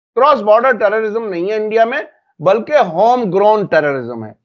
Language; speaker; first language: Hindi; native; Hindi